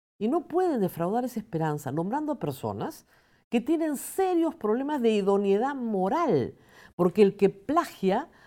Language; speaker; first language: Spanish; native; Spanish